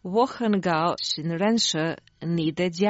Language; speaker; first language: Chinese; non-native, learner; Croatian